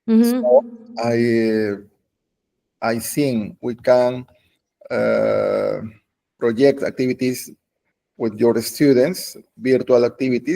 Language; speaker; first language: English; non-native, learner; Spanish